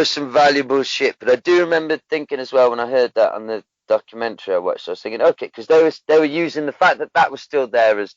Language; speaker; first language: English; native; English